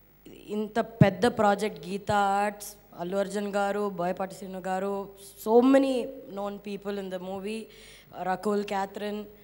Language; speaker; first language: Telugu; non-native, fluent; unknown